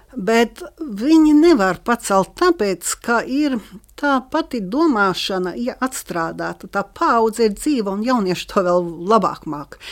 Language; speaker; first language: Latvian; native; Latvian